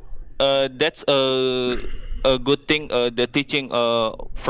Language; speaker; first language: English; non-native, learner; Indonesian